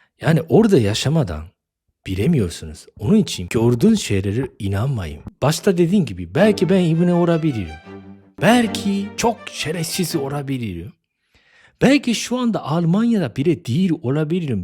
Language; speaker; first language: Turkish; non-native, fluent; Japanese